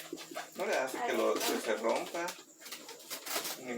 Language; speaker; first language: Spanish; native; Spanish